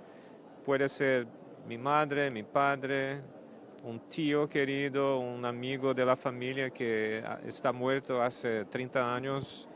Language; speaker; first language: Spanish; non-native, fluent; Portuguese